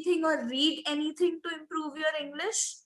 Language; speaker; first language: English; non-native, local second language; Hindi